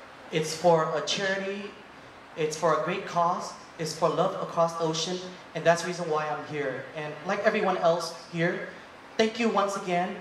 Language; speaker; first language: English; early bilingual, other home language; Vietnamese